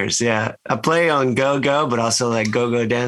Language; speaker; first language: English; non-native, fluent; Spanish